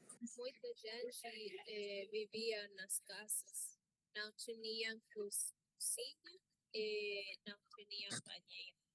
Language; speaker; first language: Portuguese; non-native, learner; Spanish